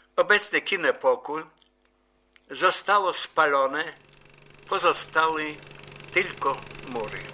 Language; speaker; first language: Polish; native; Polish